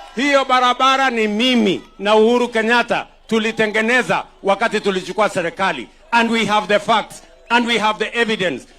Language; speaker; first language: Swahili; non-native, local second language; Kalenjin